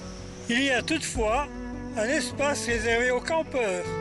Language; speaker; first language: French; native; French